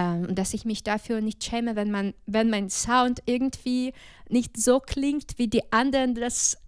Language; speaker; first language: German; non-native, fluent; Ukrainian